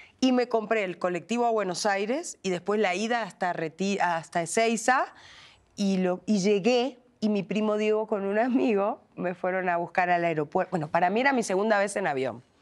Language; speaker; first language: Spanish; native; Spanish